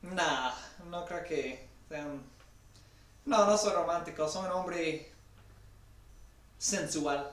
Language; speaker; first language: Spanish; non-native, fluent; English